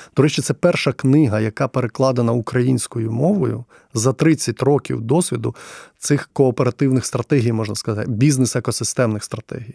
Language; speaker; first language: Ukrainian; non-native, local second language; Russian